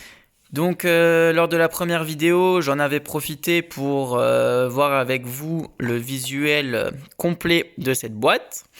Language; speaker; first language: French; native; French